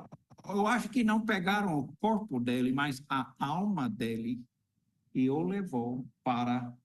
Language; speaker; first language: Portuguese; non-native, fluent; English